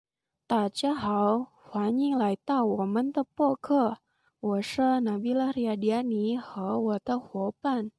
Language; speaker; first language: Chinese; non-native, learner; Indonesian